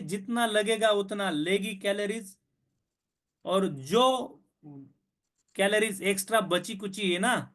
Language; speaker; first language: Hindi; non-native, local second language; Marathi